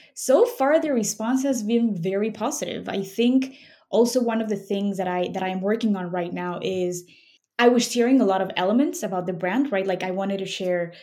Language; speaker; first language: English; non-native, fluent; Spanish